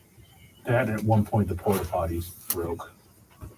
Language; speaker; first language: English; native; English